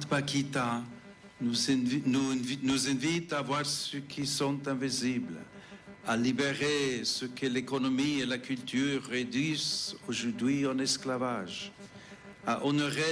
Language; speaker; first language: French; non-native, fluent; English